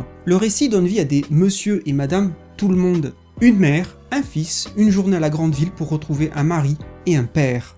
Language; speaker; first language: French; native; French